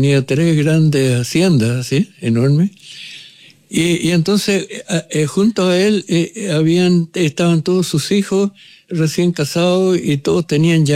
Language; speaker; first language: Spanish; native; Spanish